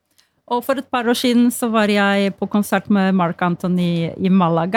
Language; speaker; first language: Norwegian; non-native, fluent; Polish